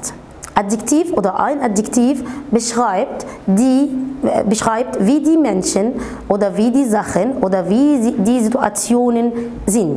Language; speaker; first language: German; non-native, fluent; Arabic